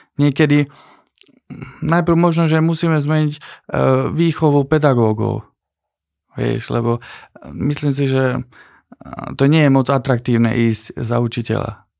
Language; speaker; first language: Slovak; non-native, local second language; Hungarian